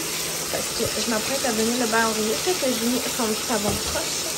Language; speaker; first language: French; native; French